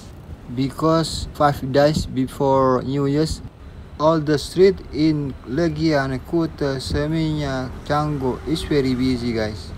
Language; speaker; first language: English; non-native, learner; Indonesian